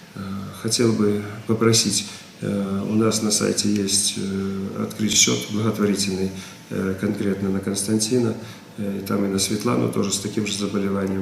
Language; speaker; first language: Russian; native; Russian